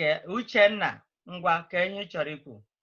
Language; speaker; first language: Igbo; native; Igbo